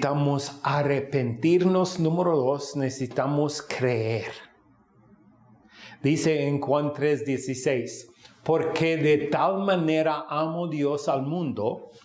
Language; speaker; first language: Spanish; non-native, fluent; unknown